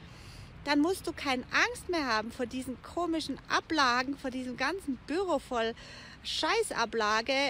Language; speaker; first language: German; native; German